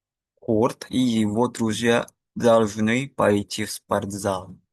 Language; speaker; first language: Russian; non-native, fluent; Indonesian